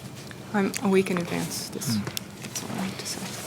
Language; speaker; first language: English; native; English